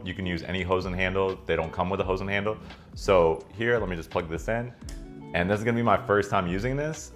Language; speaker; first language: English; native; English